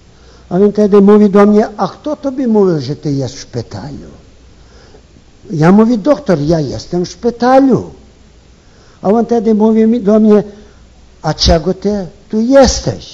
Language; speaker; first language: Polish; early bilingual, heritage; Ukrainian